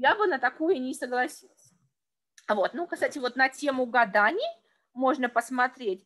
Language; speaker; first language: Russian; native; Russian